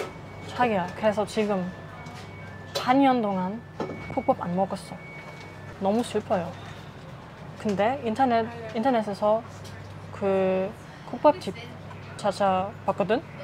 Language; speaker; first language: Korean; non-native, fluent; German